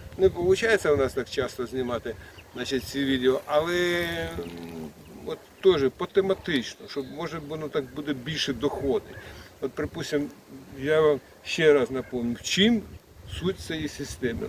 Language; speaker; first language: Ukrainian; native; Ukrainian